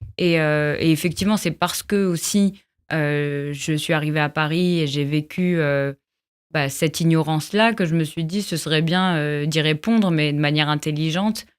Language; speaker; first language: French; non-native, local second language; Arabic